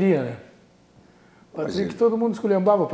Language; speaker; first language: Portuguese; native; Portuguese